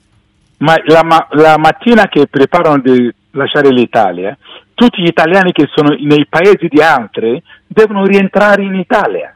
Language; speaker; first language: Italian; non-native, fluent; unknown